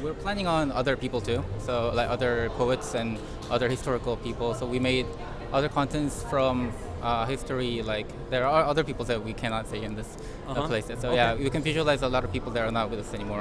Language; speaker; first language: English; non-native, fluent; Korean